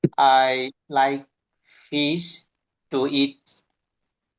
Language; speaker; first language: English; non-native, learner; Bangla